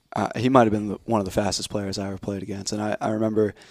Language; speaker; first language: English; native; English